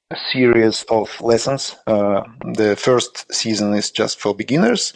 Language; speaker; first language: English; non-native, learner; Russian